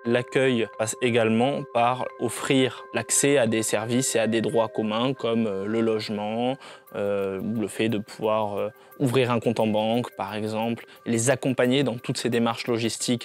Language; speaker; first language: French; native; French